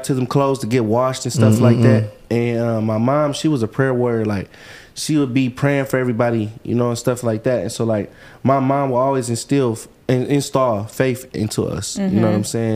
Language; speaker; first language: English; native; English